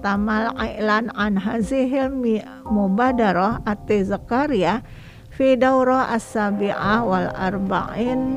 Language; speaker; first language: Arabic; non-native, fluent; Indonesian